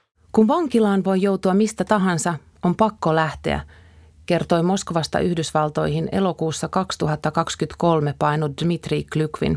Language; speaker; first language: Finnish; native; Finnish